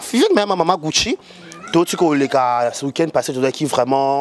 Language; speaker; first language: French; non-native, local second language; Lingala